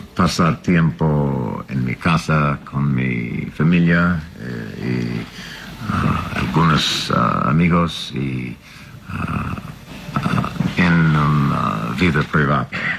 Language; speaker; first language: Spanish; non-native, learner; English